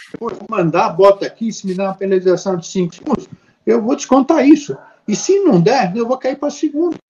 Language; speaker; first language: Portuguese; native; Portuguese